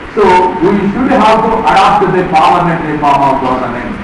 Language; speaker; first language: English; non-native, local second language; Telugu